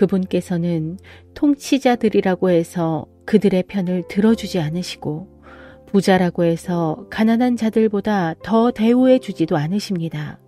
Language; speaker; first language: Korean; native; Korean